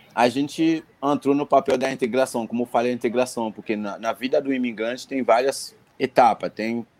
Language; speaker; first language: Portuguese; non-native, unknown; Haitian Creole